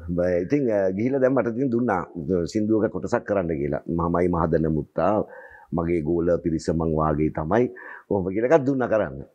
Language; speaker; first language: Sinhala; native; Sinhala